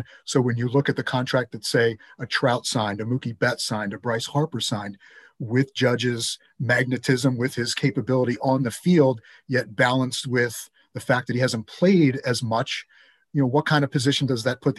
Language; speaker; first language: English; native; English